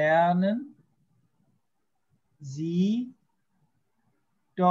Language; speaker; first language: German; non-native, fluent; Arabic